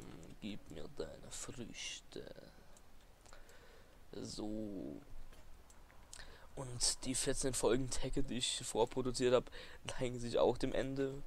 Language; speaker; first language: German; native; German